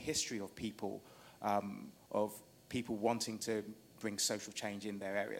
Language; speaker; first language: English; native; English